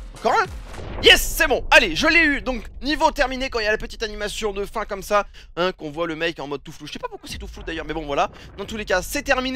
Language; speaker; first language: French; native; French